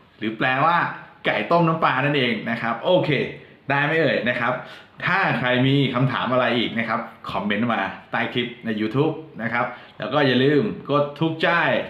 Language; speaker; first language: Thai; non-native, local second language; Northern Khmer